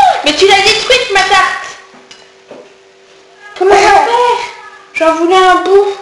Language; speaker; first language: French; native; French